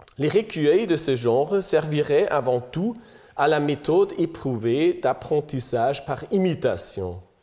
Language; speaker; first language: French; non-native, fluent; German